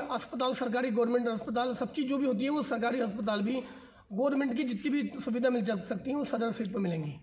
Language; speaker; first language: Hindi; native; Hindi